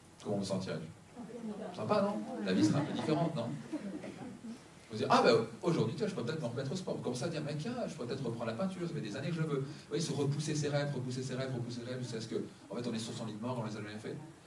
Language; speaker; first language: French; native; French